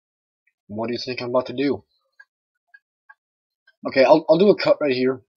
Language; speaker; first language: English; native; English